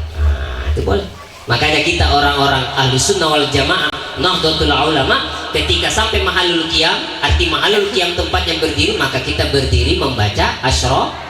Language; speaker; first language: Indonesian; non-native, local second language; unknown